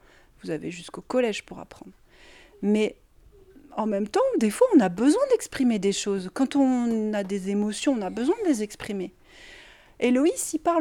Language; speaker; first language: French; native; French